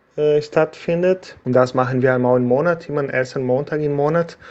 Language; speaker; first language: German; non-native, fluent; Portuguese